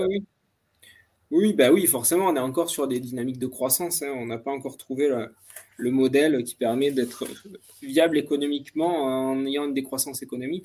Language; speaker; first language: French; native; French